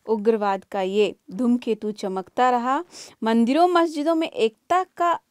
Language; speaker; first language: Hindi; native; Hindi